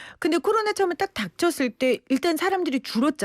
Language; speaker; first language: Korean; native; Korean